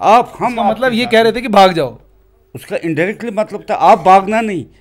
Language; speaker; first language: Hindi; non-native, local second language; Kashmiri